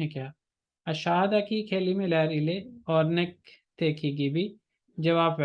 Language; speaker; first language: Turkish; non-native, fluent; Urdu